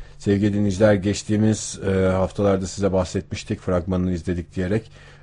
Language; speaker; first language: Turkish; native; Turkish